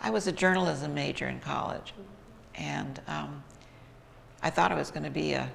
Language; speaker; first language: English; native; English